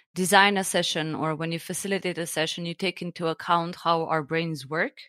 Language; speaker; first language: English; non-native, fluent; Slovenian